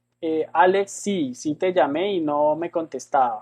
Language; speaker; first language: Spanish; native; Spanish